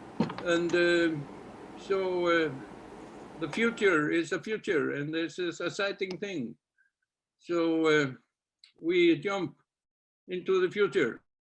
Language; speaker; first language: English; non-native, learner; Icelandic